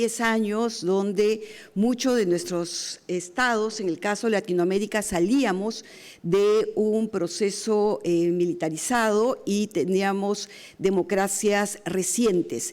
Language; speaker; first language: Spanish; native; Spanish